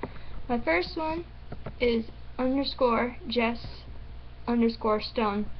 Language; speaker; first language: English; native; English